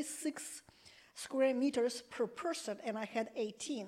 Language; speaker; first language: English; non-native, fluent; Russian